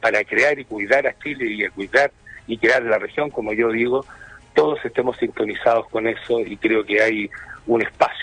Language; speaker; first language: Spanish; native; Spanish